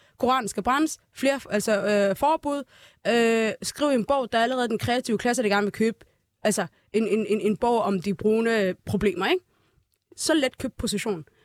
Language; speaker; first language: Danish; early bilingual, other home language; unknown